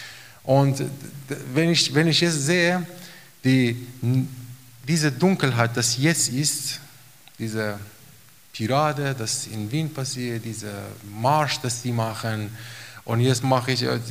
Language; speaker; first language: German; non-native, fluent; Romanian